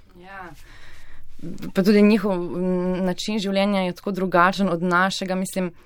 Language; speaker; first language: Slovenian; native; Slovenian